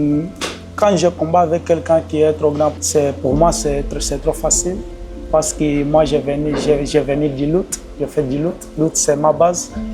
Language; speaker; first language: French; non-native, learner; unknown